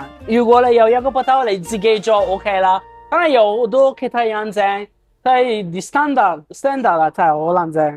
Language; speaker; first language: Cantonese; non-native, learner; Italian